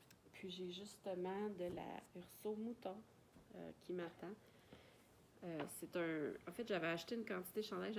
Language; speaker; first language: French; native; French